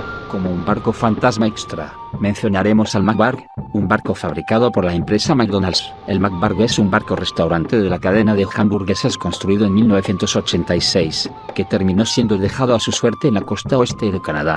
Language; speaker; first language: Spanish; native; Spanish